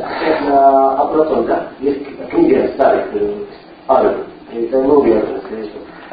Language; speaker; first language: Russian; non-native, learner; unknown